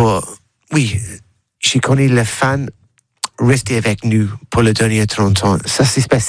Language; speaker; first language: French; non-native, learner; English